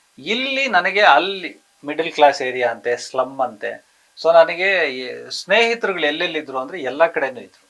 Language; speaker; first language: Kannada; native; Kannada